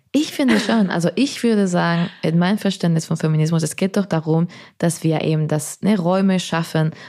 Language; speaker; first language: German; non-native, fluent; Spanish